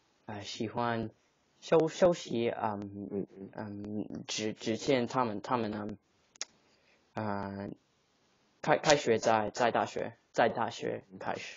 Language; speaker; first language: Chinese; non-native, learner; English